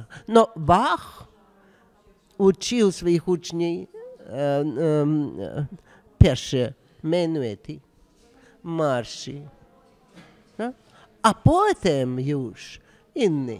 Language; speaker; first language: Polish; non-native, learner; Russian